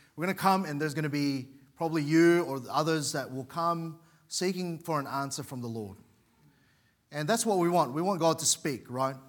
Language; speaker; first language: English; native; English